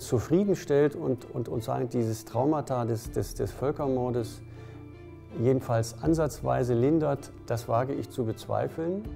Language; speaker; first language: German; native; German